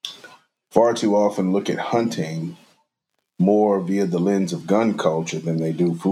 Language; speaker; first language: English; native; English